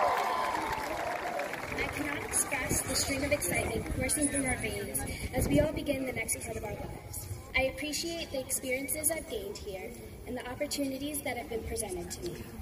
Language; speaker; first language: English; early bilingual, other home language; Spanish